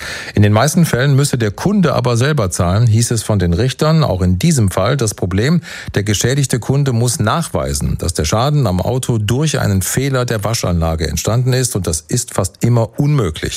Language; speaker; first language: German; native; German